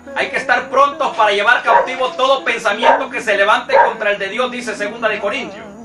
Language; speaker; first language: Spanish; native; Spanish